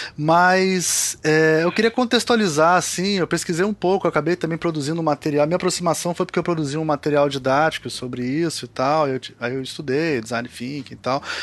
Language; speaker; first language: Portuguese; native; Portuguese